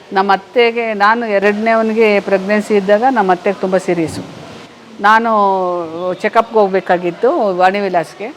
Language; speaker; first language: Kannada; native; Kannada